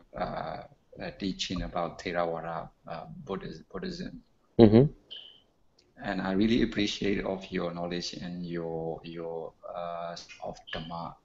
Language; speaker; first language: English; non-native, learner; Burmese